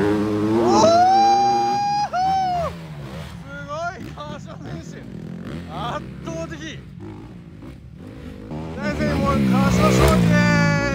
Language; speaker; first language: Japanese; native; Japanese